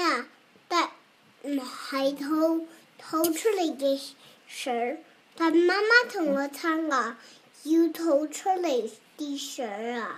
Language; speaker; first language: Chinese; early bilingual, heritage; Cantonese